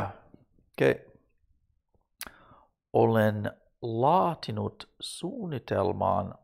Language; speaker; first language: Finnish; non-native, learner; English